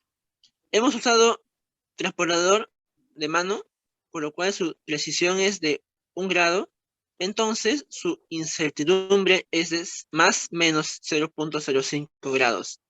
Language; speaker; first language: Spanish; native; Spanish